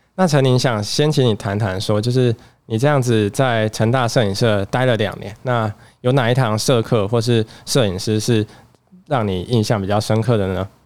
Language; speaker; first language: Chinese; native; Chinese